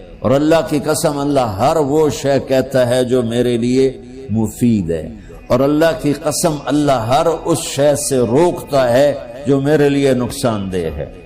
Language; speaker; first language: Urdu; non-native, local second language; Punjabi